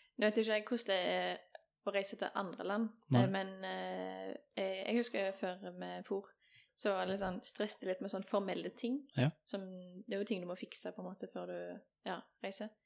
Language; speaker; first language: Norwegian; native; Norwegian